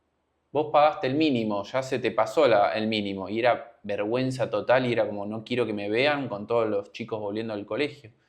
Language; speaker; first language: Spanish; native; Spanish